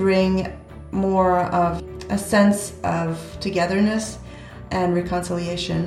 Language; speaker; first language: English; native; English